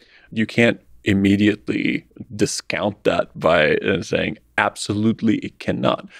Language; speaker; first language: English; early bilingual, other home language; Russian